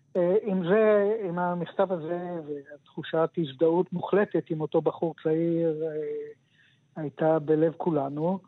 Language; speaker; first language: Hebrew; native; Hebrew